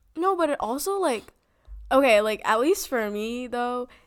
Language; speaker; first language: English; native; English